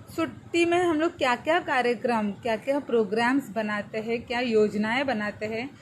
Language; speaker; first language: Hindi; non-native, local second language; Marathi